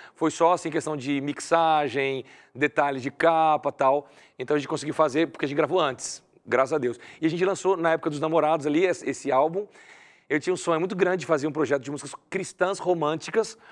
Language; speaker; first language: Portuguese; native; Portuguese